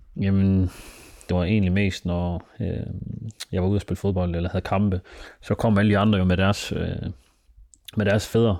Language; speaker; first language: Danish; early bilingual, other home language; Somali